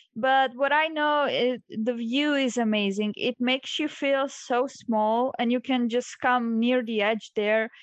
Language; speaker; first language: English; non-native, fluent; Croatian